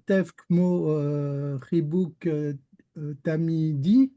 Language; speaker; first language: Hebrew; non-native, learner; French